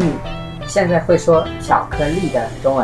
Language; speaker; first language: Chinese; native; Chinese